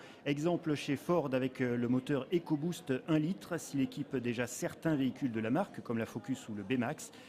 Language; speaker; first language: French; native; French